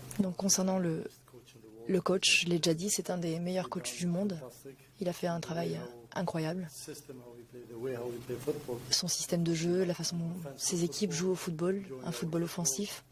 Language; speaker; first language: French; native; French